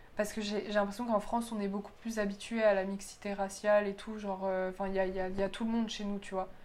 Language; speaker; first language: French; early bilingual, other home language; Polish